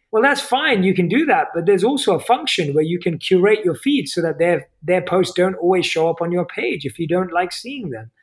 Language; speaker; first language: English; native; English